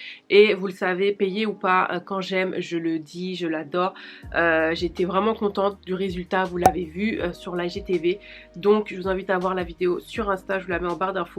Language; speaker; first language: French; native; French